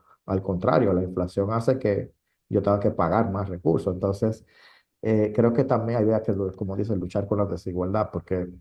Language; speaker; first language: Spanish; native; Spanish